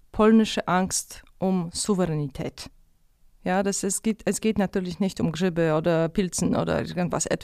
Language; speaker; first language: German; non-native, fluent; Polish